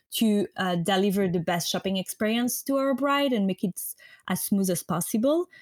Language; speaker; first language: English; non-native, fluent; French